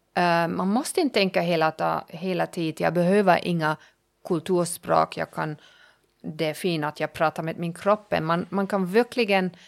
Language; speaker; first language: Swedish; non-native, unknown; German